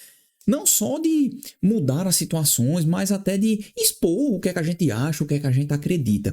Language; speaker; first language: Portuguese; native; Portuguese